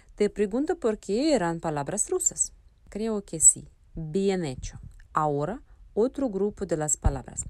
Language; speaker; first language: Spanish; non-native, fluent; Russian